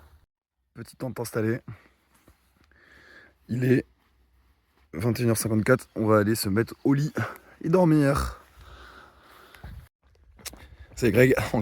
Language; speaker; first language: French; native; French